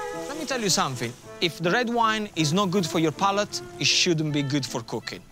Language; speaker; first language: English; non-native, fluent; Italian